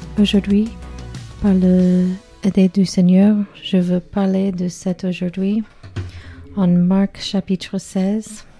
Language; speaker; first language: French; non-native, learner; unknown